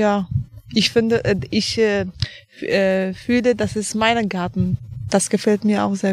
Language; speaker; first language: German; non-native, learner; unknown